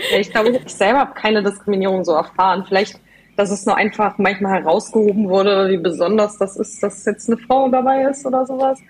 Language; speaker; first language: German; native; German